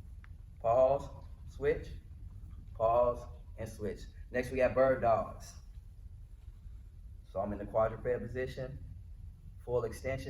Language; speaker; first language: English; native; English